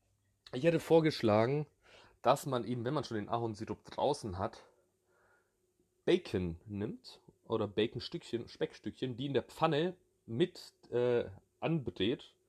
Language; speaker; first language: German; native; German